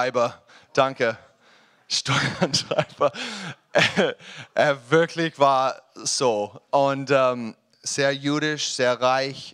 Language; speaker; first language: German; non-native, learner; English